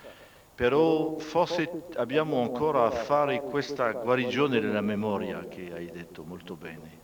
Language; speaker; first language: Italian; non-native, fluent; French